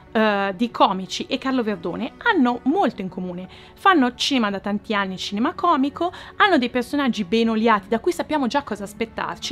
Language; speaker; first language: Italian; native; Italian